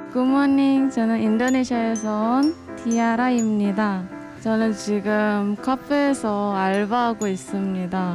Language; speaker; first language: Korean; non-native, learner; Indonesian